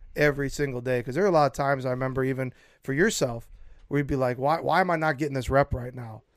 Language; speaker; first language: English; native; English